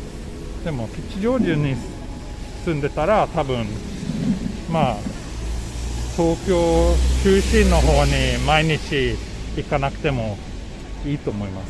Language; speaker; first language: Japanese; non-native, fluent; Swedish